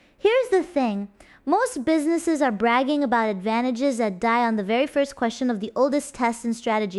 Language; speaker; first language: English; native; English